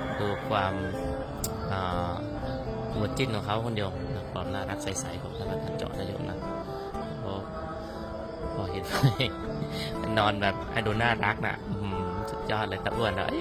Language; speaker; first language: Thai; native; Thai